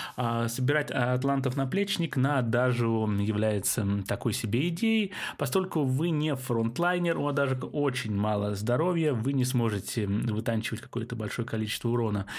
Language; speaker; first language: Russian; native; Russian